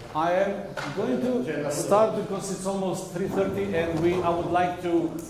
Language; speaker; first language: English; non-native, fluent; Macedonian